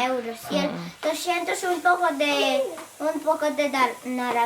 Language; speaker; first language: Spanish; early bilingual, other home language; Filipino